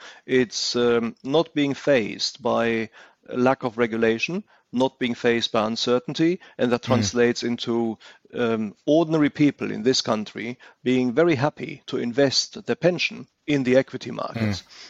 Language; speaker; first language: English; non-native, fluent; German